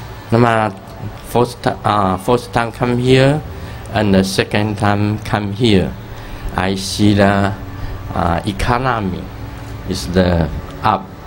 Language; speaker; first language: English; non-native, learner; Chinese